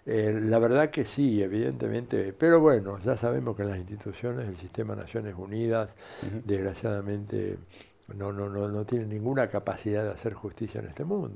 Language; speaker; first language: Spanish; native; Spanish